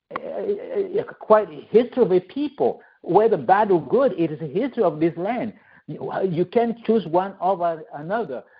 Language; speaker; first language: English; non-native, fluent; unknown